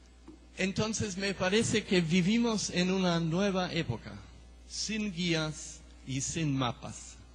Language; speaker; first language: Spanish; non-native, fluent; English